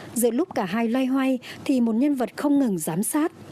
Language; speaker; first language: Vietnamese; native; Vietnamese